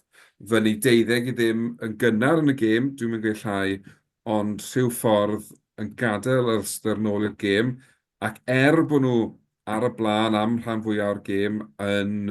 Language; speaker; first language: Welsh; native; Welsh